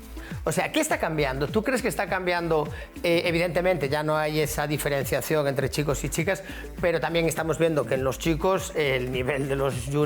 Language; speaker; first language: Spanish; native; Spanish